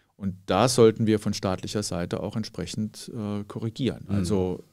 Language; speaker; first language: German; native; German